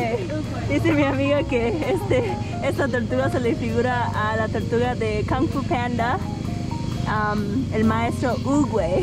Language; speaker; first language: Spanish; early bilingual, heritage; Spanish